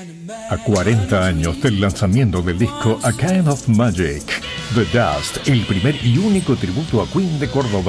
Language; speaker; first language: Spanish; native; Spanish